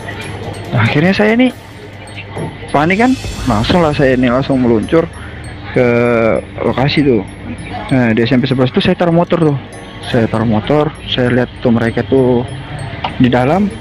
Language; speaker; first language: Indonesian; native; Indonesian